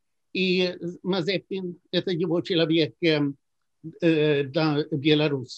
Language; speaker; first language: Russian; non-native, fluent; Swedish